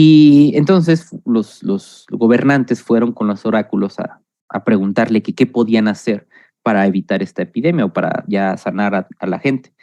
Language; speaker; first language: Spanish; native; Spanish